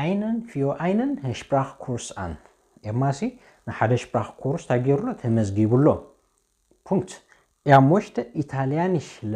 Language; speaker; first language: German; non-native, fluent; Tigrinya